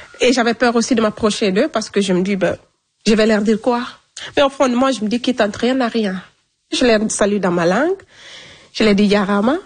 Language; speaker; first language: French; non-native, local second language; Fula